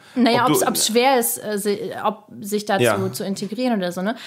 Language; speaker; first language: German; early bilingual, other home language; Russian